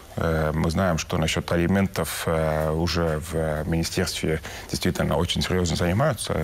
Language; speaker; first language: Russian; non-native, local second language; Estonian